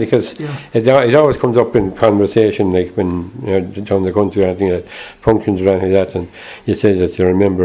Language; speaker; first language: English; native; English